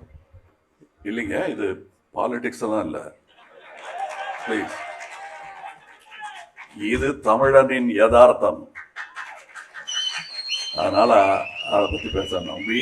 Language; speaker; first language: Tamil; native; Tamil